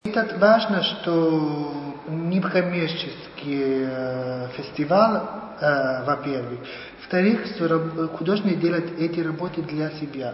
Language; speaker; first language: Russian; non-native, fluent; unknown